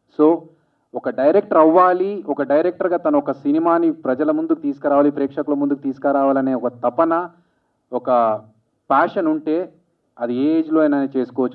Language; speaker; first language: Telugu; native; Telugu